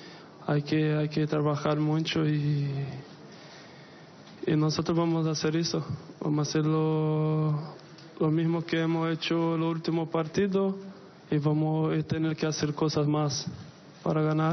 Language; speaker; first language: Spanish; non-native, fluent; Portuguese